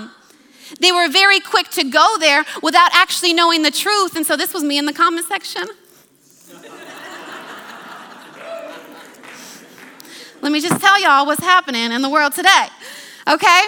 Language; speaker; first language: English; native; English